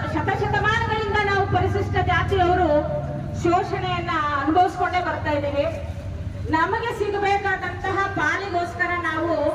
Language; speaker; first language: Kannada; native; Kannada